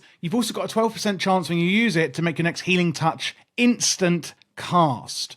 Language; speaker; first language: English; native; English